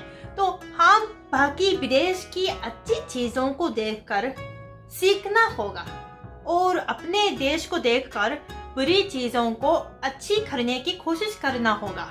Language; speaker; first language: Hindi; non-native, fluent; Japanese